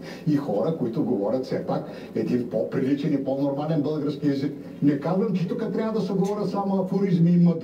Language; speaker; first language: Bulgarian; native; Bulgarian